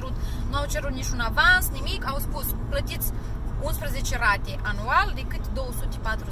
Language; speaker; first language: Romanian; native; Romanian